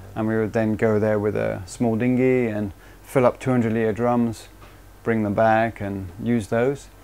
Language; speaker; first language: English; native; English